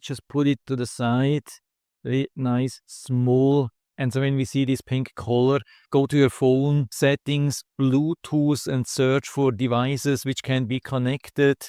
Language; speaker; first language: English; non-native, fluent; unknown